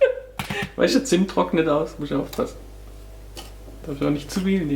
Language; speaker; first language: German; native; German